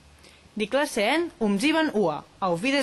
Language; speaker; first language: German; non-native, learner; Catalan